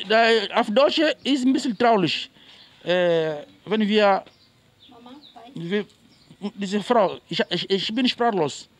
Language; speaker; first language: German; non-native, fluent; Portuguese